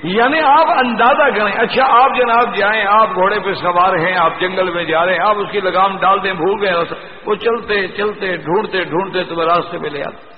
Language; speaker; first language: Urdu; non-native, local second language; Punjabi